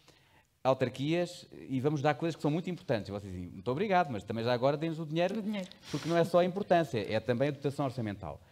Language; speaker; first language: Portuguese; native; Portuguese